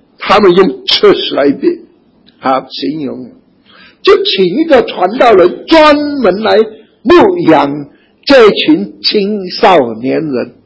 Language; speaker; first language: Chinese; native; Chinese